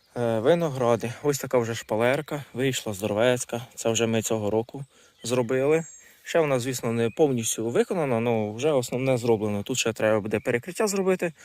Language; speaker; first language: Ukrainian; non-native, local second language; Russian